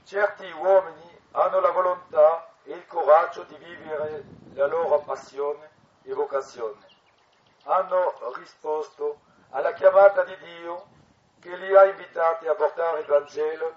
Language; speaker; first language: Italian; non-native, learner; French